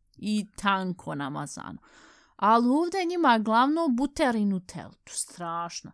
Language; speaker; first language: Bosnian; early bilingual, heritage; Bosnian